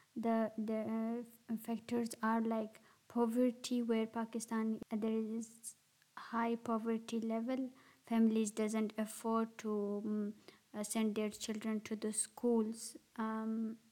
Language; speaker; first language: English; non-native, local second language; Pashto